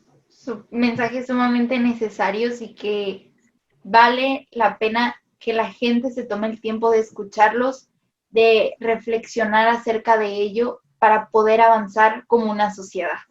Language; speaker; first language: Spanish; native; Spanish